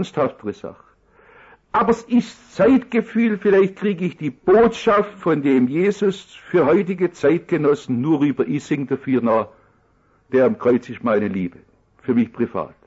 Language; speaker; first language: German; native; German